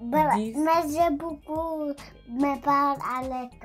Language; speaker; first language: French; non-native, learner; English